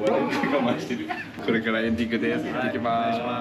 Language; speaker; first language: Japanese; native; Japanese